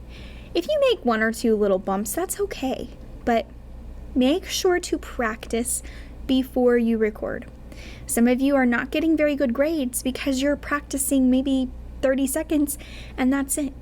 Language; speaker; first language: English; native; English